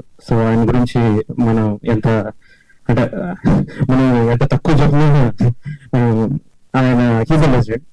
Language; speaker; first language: Telugu; native; Telugu